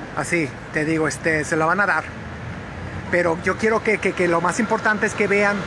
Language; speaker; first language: Spanish; native; Spanish